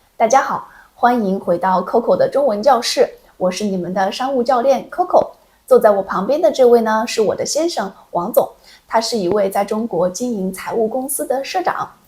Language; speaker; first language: Chinese; native; Chinese